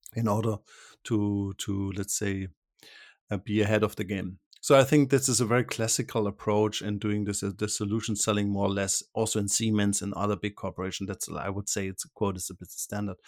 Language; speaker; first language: English; non-native, fluent; German